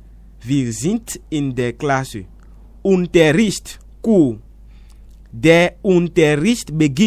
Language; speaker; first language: German; non-native, fluent; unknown